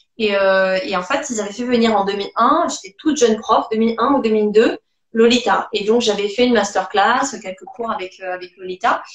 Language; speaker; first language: French; native; French